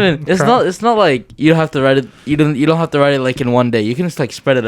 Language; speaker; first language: English; native; English